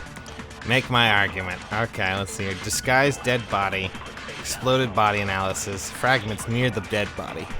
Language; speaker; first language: English; native; English